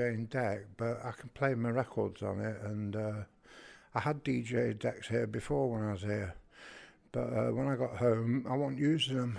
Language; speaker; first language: English; native; English